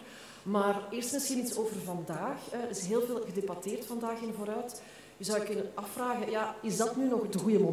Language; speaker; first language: Dutch; native; Dutch